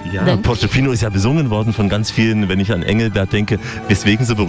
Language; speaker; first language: German; native; German